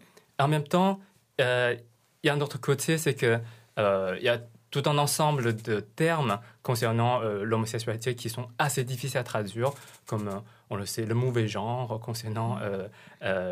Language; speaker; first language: French; non-native, fluent; Chinese